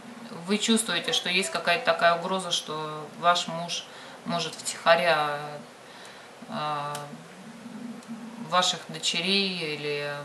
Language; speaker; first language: Russian; native; Russian